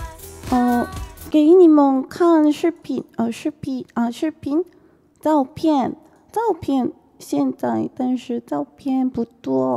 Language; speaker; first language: Chinese; non-native, learner; Korean